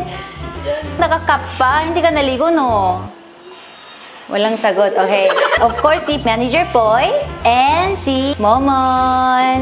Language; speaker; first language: Filipino; non-native, fluent; Korean